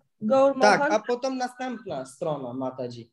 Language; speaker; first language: Polish; non-native, learner; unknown